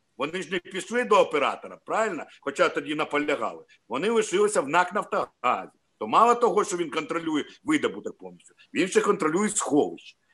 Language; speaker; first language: Ukrainian; native; Ukrainian